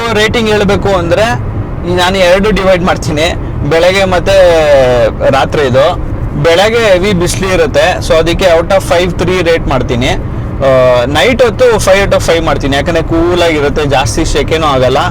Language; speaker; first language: Kannada; native; Kannada